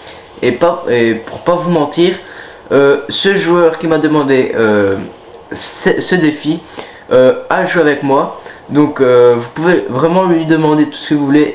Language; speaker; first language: French; native; French